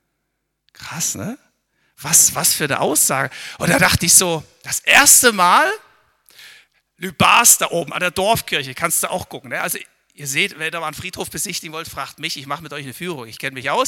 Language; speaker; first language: German; native; German